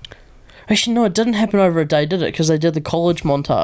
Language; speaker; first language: English; native; English